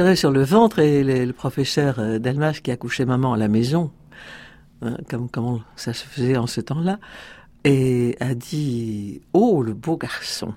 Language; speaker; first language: French; native; French